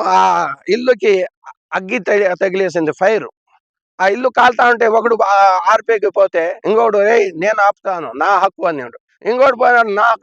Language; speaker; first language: Telugu; non-native, local second language; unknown